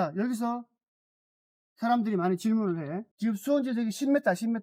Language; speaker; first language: Korean; native; Korean